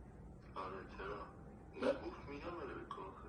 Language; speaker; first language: Persian; native; Persian